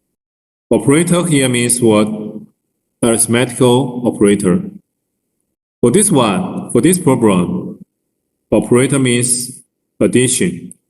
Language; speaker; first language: English; non-native, learner; Chinese